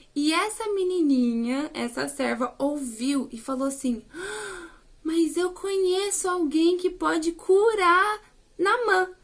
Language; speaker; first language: Portuguese; native; Portuguese